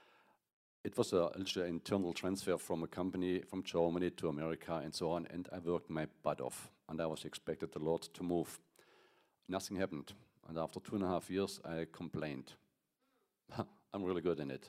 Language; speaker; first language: English; non-native, fluent; German